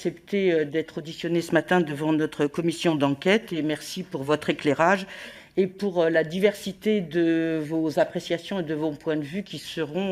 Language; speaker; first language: French; native; French